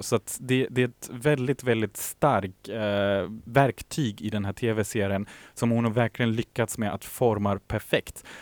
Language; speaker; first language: Swedish; native; Swedish